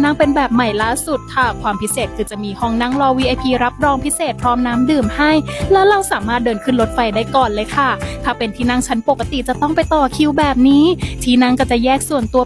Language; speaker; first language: Thai; native; Thai